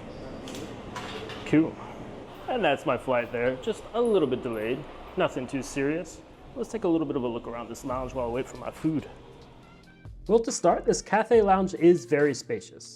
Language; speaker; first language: English; native; English